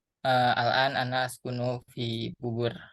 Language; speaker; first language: Arabic; non-native, learner; Indonesian